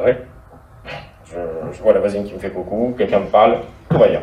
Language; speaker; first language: French; native; French